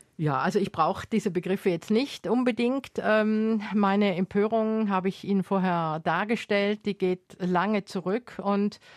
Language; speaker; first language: German; native; German